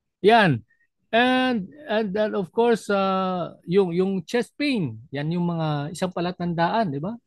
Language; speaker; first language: Filipino; non-native, local second language; Cebuano